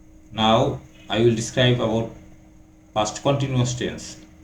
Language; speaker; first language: English; non-native, local second language; Bangla